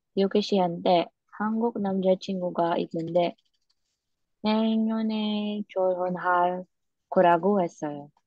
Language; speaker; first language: Korean; non-native, learner; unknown